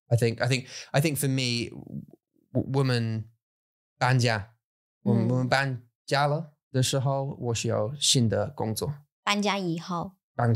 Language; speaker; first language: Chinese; non-native, learner; English